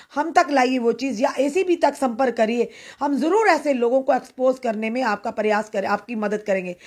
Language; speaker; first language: Hindi; native; Hindi